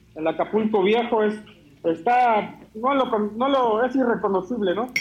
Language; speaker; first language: Spanish; native; Spanish